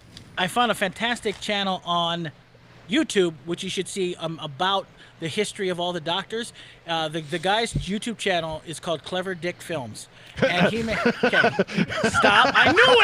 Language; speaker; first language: English; native; English